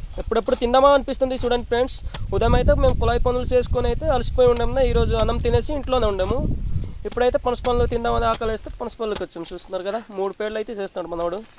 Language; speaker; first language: Telugu; non-native, local second language; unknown